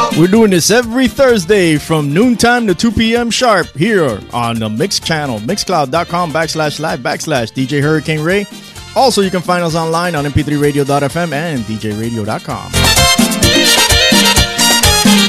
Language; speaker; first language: English; native; English